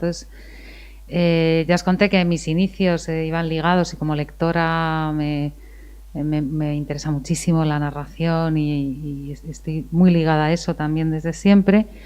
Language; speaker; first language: Spanish; native; Spanish